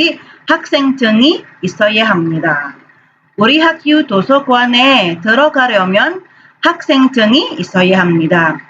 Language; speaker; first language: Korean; non-native, fluent; Indonesian